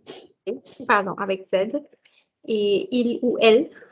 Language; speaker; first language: French; non-native, fluent; Hindi